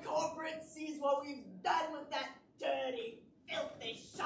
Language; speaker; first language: English; native; English